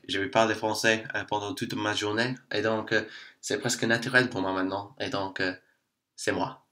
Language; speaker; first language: French; non-native, fluent; English